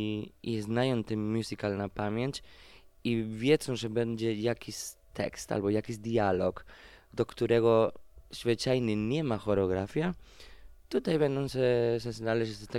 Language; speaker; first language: Polish; non-native, fluent; Spanish